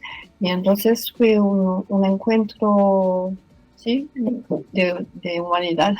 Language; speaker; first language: Spanish; non-native, fluent; French